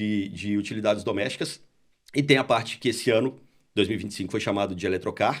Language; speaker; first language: Portuguese; native; Portuguese